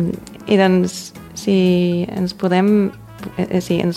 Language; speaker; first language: Catalan; non-native, fluent; English